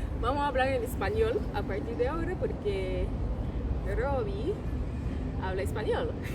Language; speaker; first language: Spanish; non-native, fluent; English